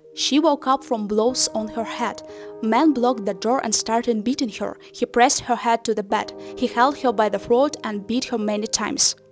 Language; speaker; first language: English; non-native, fluent; Ukrainian